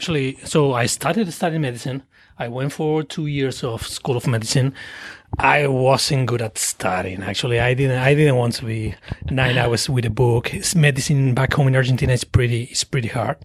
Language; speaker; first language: English; non-native, fluent; Spanish